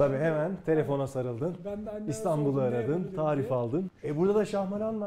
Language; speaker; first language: Turkish; native; Turkish